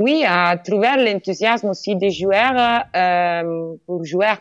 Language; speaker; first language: French; non-native, learner; Italian